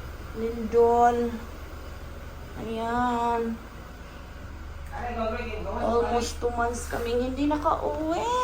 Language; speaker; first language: Filipino; non-native, local second language; Cebuano